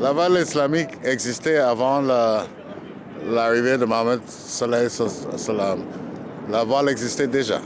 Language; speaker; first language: French; non-native, fluent; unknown